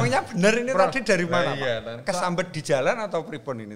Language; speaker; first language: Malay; non-native, local second language; Javanese